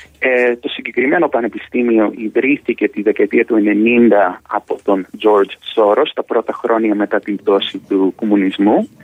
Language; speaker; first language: Greek; early bilingual, heritage; Greek